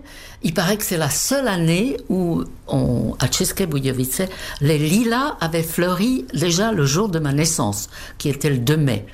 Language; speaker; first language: French; non-native, fluent; Czech